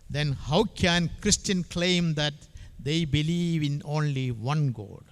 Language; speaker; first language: English; non-native, local second language; Malayalam